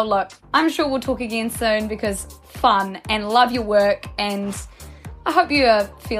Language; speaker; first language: English; native; English